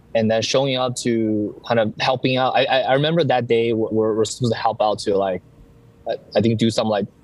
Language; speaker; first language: English; early bilingual, other home language; Chinese